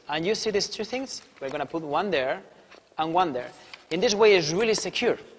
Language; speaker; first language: English; non-native, fluent; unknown